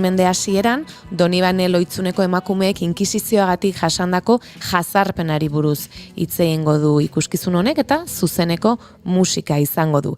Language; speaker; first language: Basque; native; Basque